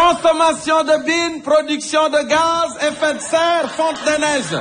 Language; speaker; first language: French; non-native, fluent; Spanish